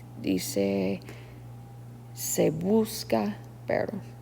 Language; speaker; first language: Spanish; non-native, fluent; English